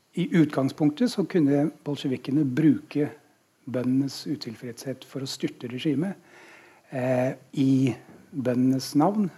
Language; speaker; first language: Norwegian; non-native, fluent; English